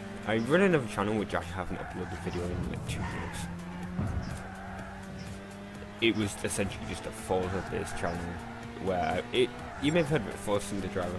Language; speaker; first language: English; native; English